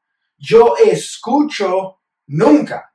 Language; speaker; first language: Spanish; non-native, fluent; English